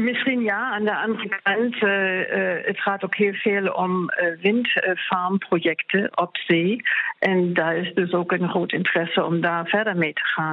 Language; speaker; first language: Dutch; non-native, fluent; German